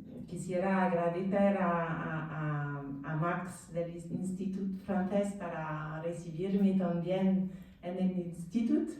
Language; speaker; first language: Spanish; non-native, learner; French